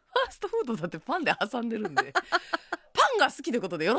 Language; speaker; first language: Japanese; native; Japanese